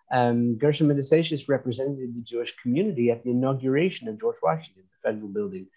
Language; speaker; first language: English; native; English